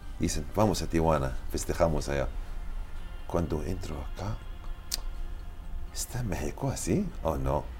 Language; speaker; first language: Spanish; non-native, learner; Arabic